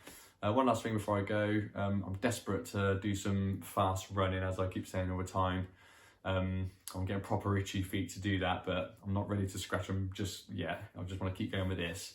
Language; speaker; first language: English; native; English